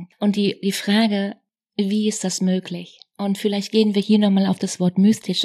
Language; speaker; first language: German; native; German